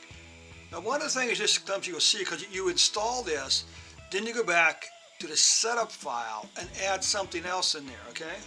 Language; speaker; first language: English; native; English